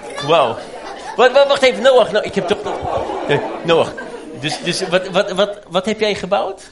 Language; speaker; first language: Dutch; native; Dutch